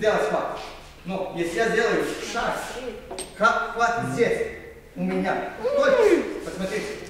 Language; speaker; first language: Russian; non-native, learner; Serbian